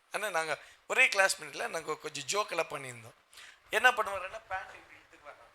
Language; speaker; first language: Tamil; non-native, local second language; Telugu